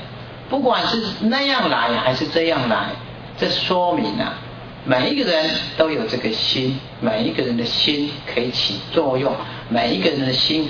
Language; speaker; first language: Chinese; native; Chinese